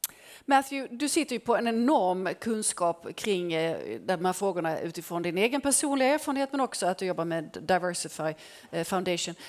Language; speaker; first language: Swedish; native; Swedish